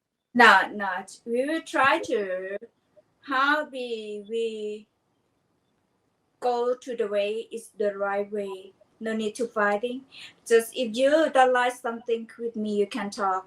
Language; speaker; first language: English; non-native, learner; Thai